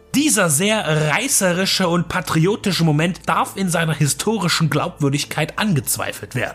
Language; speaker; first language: German; native; German